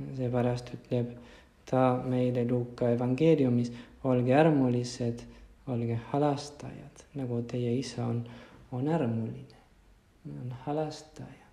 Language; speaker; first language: Estonian; non-native, fluent; Spanish